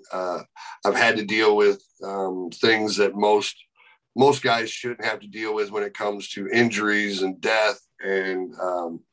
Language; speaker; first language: English; native; English